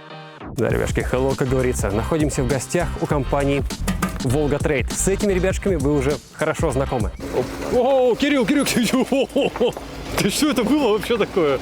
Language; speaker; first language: Russian; native; Russian